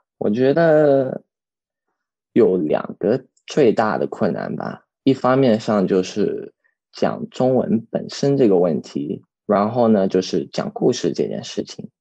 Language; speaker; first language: Chinese; early bilingual, heritage; Chinese